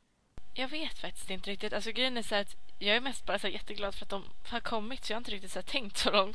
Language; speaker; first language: Swedish; native; Swedish